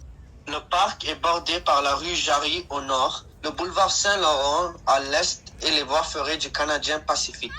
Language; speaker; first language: French; non-native, learner; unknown